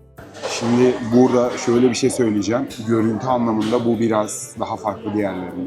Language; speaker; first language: Turkish; native; Turkish